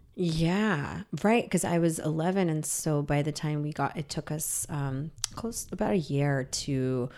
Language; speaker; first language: English; early bilingual, other home language; Russian